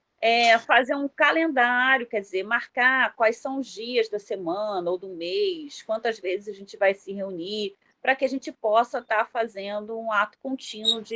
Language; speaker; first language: Portuguese; native; Portuguese